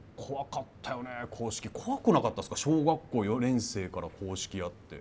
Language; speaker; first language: Japanese; native; Japanese